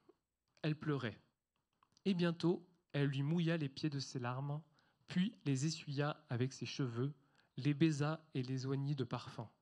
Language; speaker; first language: French; native; French